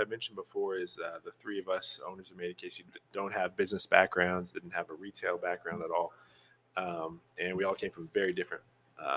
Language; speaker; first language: English; native; English